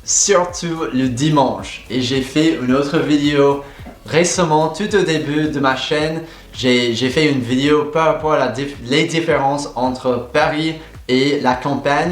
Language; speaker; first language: French; non-native, fluent; English